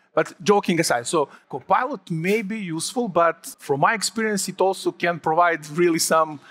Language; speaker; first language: English; non-native, fluent; Serbian